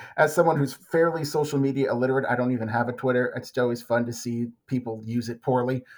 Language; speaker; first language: English; native; English